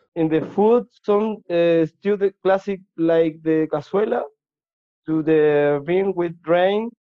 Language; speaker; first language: English; non-native, learner; Spanish